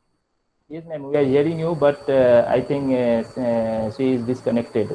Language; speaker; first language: English; non-native, local second language; Bangla